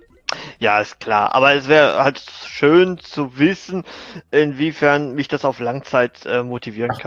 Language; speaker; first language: German; native; German